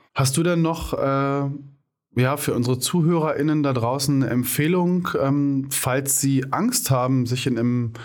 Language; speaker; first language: German; native; German